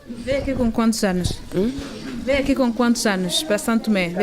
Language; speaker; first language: Portuguese; native; Portuguese